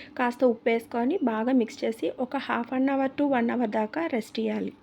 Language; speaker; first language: Telugu; native; Telugu